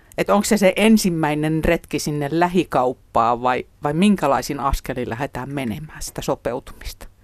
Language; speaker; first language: Finnish; native; Finnish